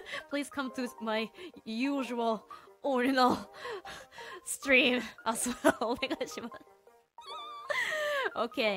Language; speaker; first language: English; non-native, fluent; Japanese